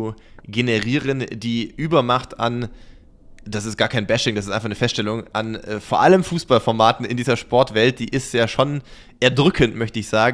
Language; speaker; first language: German; native; German